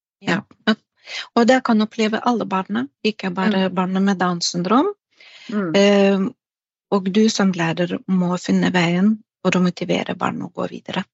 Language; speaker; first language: Norwegian; non-native, fluent; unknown